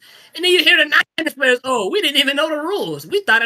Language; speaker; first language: English; native; English